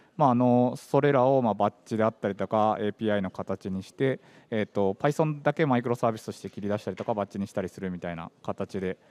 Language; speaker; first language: Japanese; native; Japanese